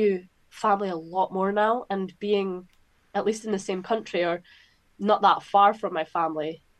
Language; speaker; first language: English; native; English